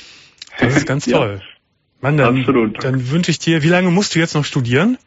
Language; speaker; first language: German; native; German